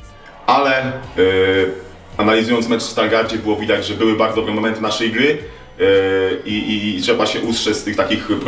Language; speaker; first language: Polish; native; Polish